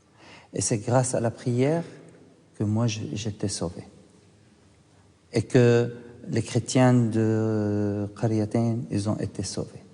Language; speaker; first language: French; non-native, fluent; Arabic